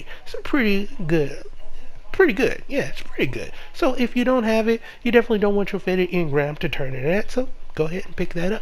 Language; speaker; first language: English; native; English